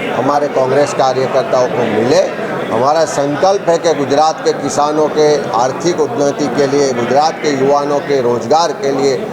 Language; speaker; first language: Hindi; non-native, local second language; Gujarati